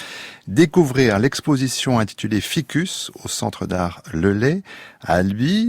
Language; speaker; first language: French; native; French